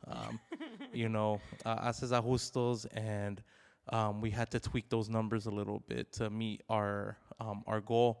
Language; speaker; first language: English; early bilingual, other home language; Spanish